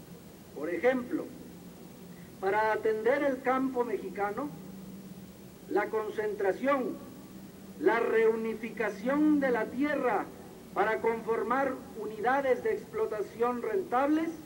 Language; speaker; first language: Spanish; native; Spanish